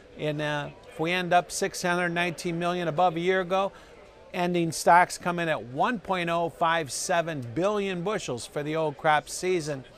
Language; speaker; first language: English; native; English